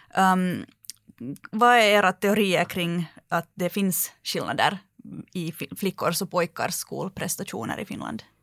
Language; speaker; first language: Swedish; native; Swedish